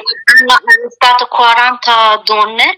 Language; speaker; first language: Italian; non-native, learner; Persian